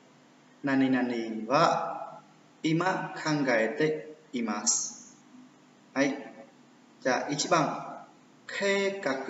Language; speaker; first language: Japanese; non-native, fluent; Khmer